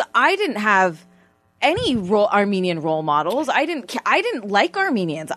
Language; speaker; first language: English; non-native, fluent; Armenian